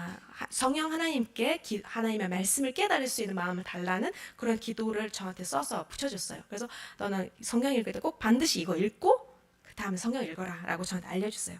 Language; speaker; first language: Korean; non-native, fluent; Mongolian